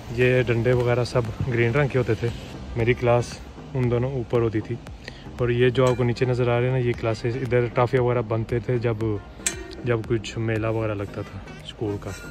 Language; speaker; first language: Urdu; early bilingual, heritage; Urdu